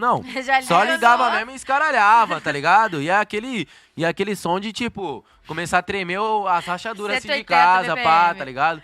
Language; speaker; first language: Portuguese; native; Portuguese